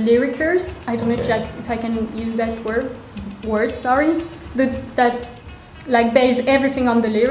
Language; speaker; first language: English; non-native, fluent; French